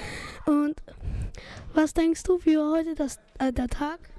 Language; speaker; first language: German; early bilingual, other home language; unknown